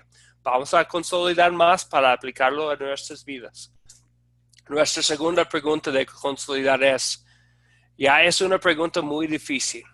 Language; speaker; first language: Spanish; non-native, fluent; English